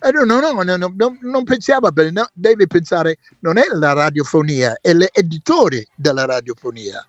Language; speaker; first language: Italian; non-native, fluent; English